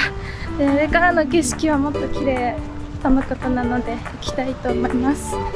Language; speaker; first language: Japanese; native; Japanese